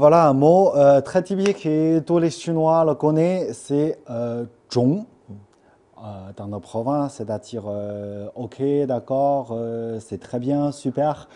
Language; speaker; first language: French; non-native, fluent; Chinese